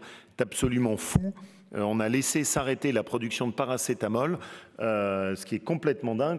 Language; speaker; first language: French; native; French